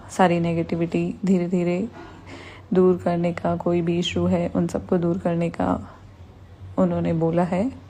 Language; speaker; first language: Hindi; native; Hindi